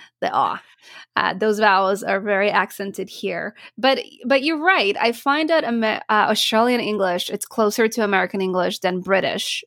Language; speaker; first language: English; non-native, fluent; Polish